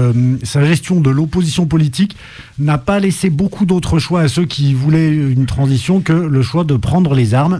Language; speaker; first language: French; native; French